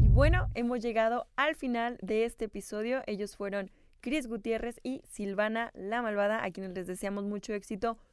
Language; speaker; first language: Spanish; native; Spanish